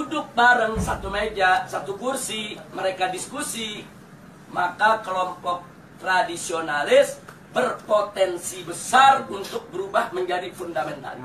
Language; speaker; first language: Indonesian; native; Indonesian